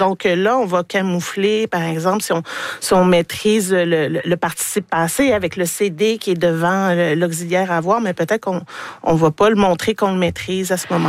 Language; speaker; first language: French; native; French